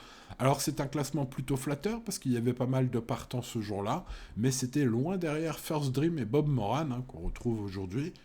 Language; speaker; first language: French; native; French